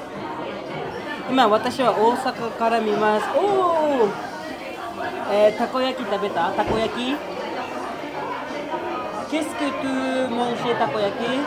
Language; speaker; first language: French; non-native, learner; Japanese